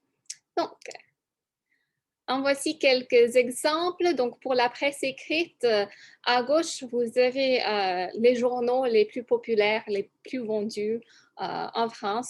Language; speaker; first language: French; non-native, fluent; English